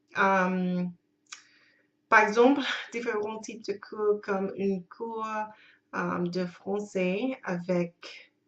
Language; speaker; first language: French; non-native, learner; English